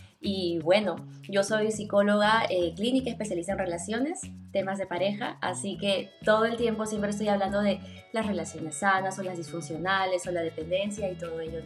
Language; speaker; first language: Spanish; native; Spanish